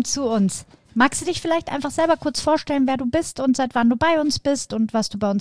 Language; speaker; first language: German; native; German